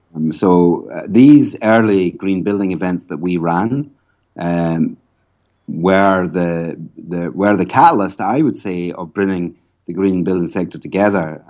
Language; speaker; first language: English; native; English